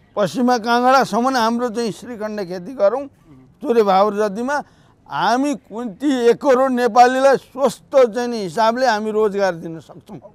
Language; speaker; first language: Nepali; native; Nepali